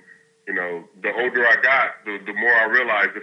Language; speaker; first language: English; native; English